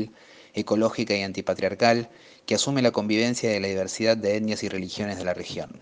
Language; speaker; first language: Spanish; native; Spanish